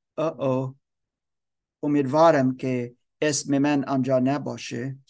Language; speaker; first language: Persian; non-native, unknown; German